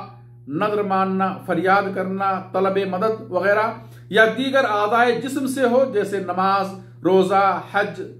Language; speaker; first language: Urdu; native; Urdu